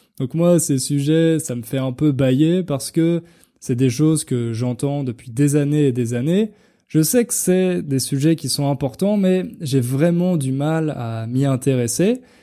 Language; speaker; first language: French; native; French